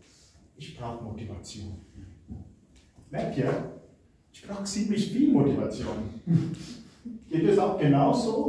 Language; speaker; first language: German; non-native, fluent; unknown